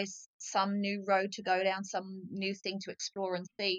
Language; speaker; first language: English; native; English